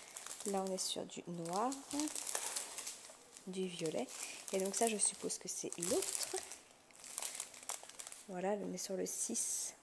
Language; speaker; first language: French; native; French